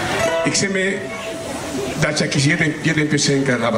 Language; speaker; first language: Polish; non-native, learner; Spanish